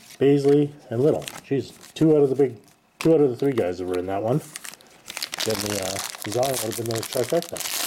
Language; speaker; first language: English; native; English